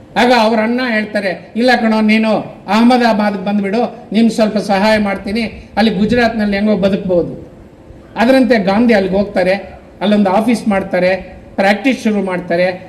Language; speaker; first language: Kannada; non-native, local second language; Telugu